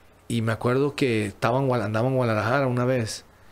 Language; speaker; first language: Spanish; early bilingual, heritage; Spanish